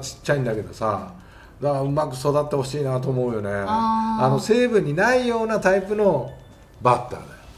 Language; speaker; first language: Japanese; native; Japanese